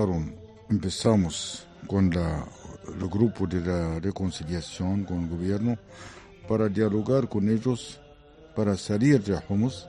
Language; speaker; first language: Spanish; non-native, fluent; Arabic